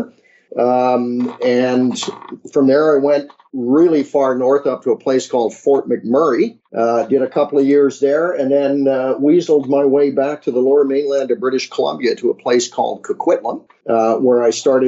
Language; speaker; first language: English; native; English